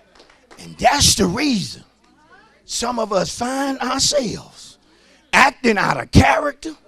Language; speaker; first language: English; native; English